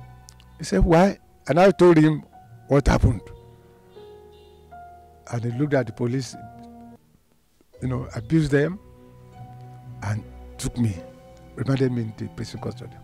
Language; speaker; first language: English; non-native, local second language; Yoruba